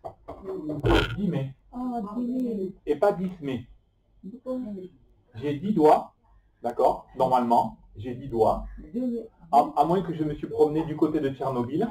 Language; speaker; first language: French; native; French